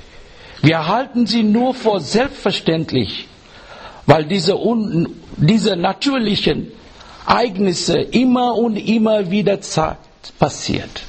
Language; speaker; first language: German; non-native, learner; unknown